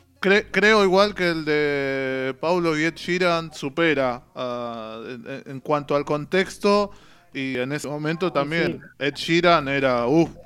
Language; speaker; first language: Spanish; native; Spanish